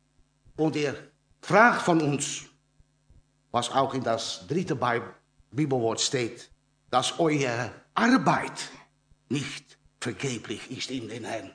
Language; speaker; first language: German; non-native, learner; Dutch